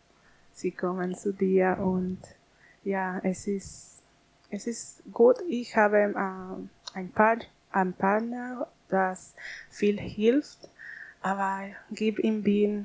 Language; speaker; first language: German; non-native, learner; Spanish